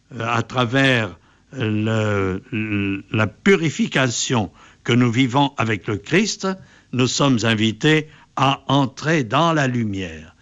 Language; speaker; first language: French; native; French